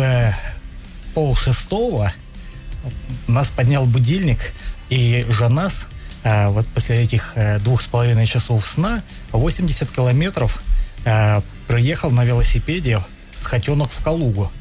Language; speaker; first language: Russian; native; Russian